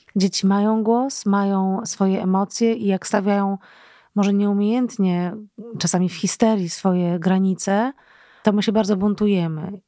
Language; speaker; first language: Polish; native; Polish